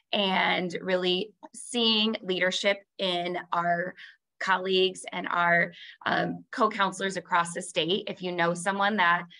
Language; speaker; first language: English; native; English